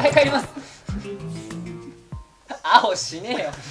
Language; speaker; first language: Japanese; native; Japanese